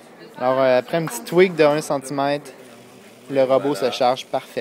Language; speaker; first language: French; native; French